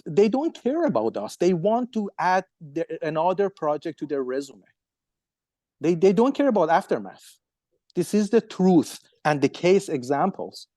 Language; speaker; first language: English; non-native, fluent; Persian